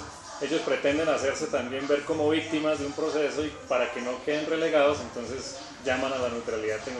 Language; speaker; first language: Spanish; native; Spanish